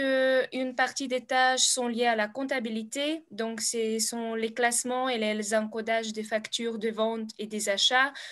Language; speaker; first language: French; non-native, fluent; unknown